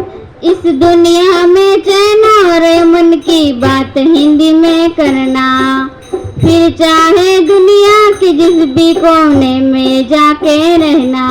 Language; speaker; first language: Hindi; non-native, local second language; Gujarati